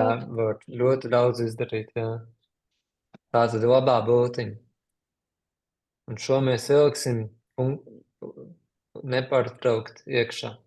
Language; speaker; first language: Latvian; native; Latvian